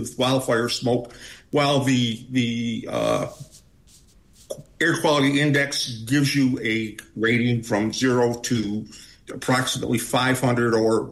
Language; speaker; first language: English; native; English